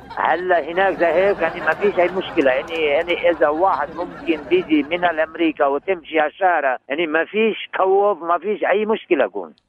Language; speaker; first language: Arabic; non-native, learner; Bangla